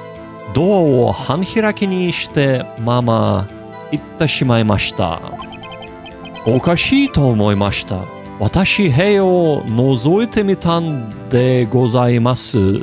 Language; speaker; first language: Japanese; non-native, learner; English